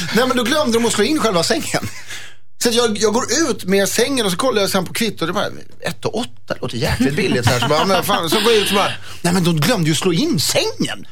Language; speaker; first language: Swedish; native; Swedish